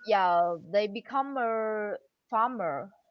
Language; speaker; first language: English; non-native, learner; Vietnamese